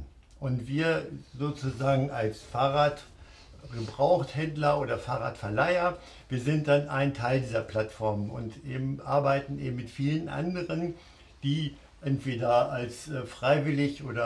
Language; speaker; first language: German; native; German